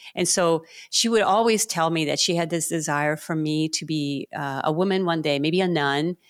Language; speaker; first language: English; non-native, fluent; Spanish